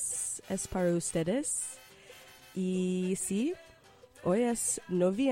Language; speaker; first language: Spanish; non-native, learner; English